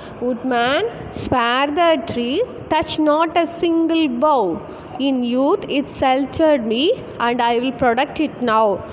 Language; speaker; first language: English; non-native, local second language; Tamil